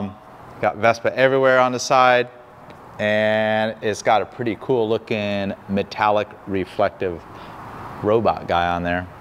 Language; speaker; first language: English; native; English